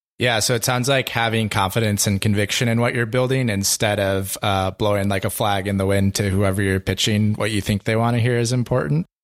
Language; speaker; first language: English; native; English